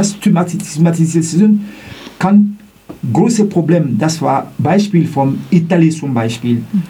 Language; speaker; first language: German; non-native, learner; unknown